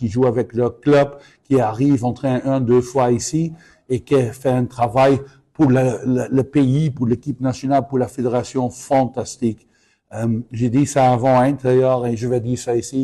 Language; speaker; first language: French; non-native, fluent; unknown